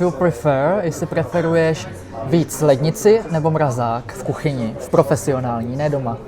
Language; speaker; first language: Czech; native; Czech